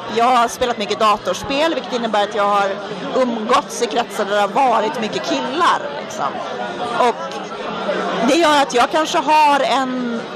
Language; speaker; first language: Swedish; native; Swedish